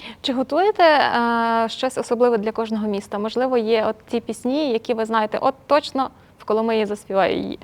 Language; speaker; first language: Ukrainian; native; Ukrainian